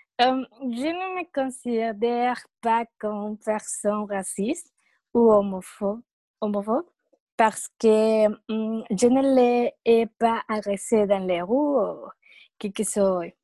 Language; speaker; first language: French; non-native, learner; Spanish